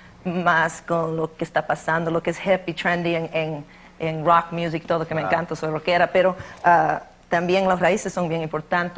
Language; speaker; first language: Spanish; early bilingual, heritage; Spanish